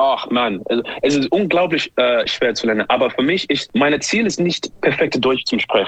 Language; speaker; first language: German; non-native, learner; English